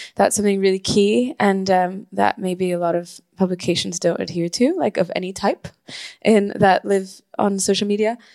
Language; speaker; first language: English; non-native, fluent; Spanish